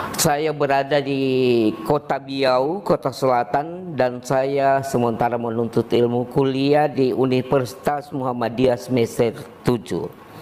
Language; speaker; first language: Indonesian; native; Indonesian